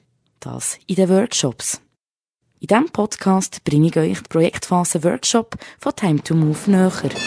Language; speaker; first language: German; native; German